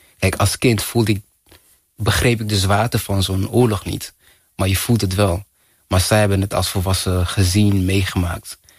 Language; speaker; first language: Dutch; early bilingual, other home language; Kinyarwanda